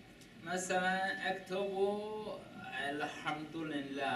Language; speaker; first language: Arabic; non-native, learner; Chinese